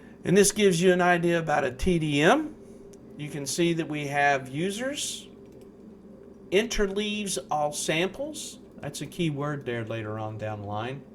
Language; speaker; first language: English; native; English